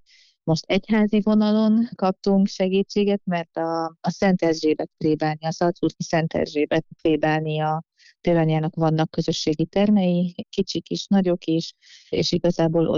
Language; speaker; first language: Hungarian; native; Hungarian